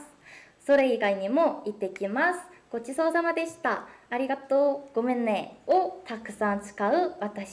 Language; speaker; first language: Japanese; non-native, fluent; Korean